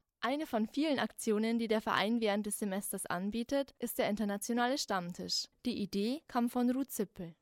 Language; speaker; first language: German; native; German